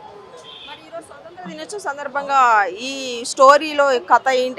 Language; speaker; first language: Telugu; native; Telugu